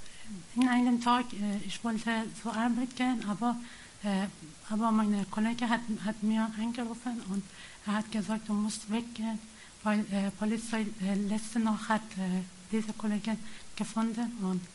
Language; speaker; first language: German; non-native, learner; Persian